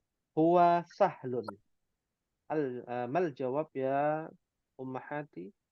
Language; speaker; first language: Arabic; non-native, fluent; Indonesian